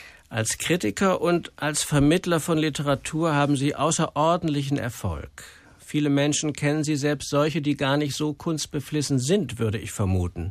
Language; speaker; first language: German; native; German